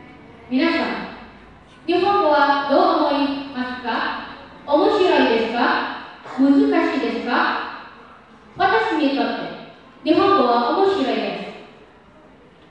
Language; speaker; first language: Japanese; non-native, learner; Indonesian